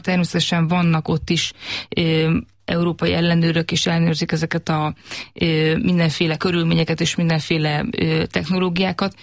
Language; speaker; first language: Hungarian; native; Hungarian